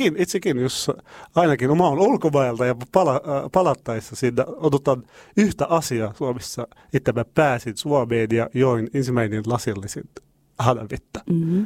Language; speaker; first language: Finnish; non-native, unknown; Arabic